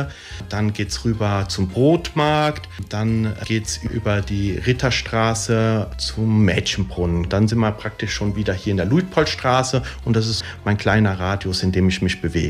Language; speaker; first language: German; early bilingual, other home language; Italian